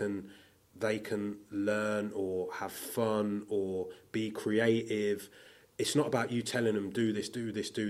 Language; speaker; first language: English; native; English